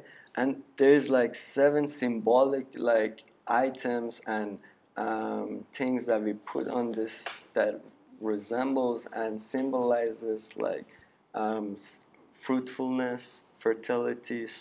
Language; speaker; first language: English; early bilingual, other home language; Persian